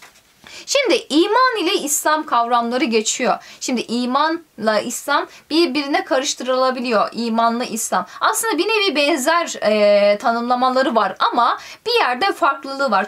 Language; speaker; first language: Turkish; native; Turkish